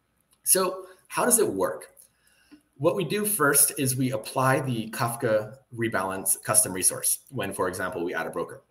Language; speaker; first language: English; native; English